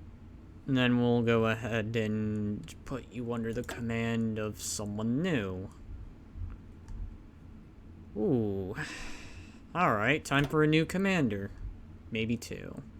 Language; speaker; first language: English; native; English